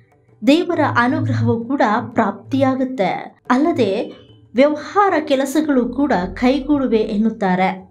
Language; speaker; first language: Kannada; native; Kannada